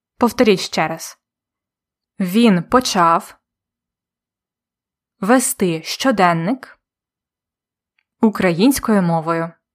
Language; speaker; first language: Ukrainian; native; Ukrainian